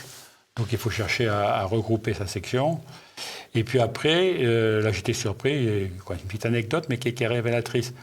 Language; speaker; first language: French; native; French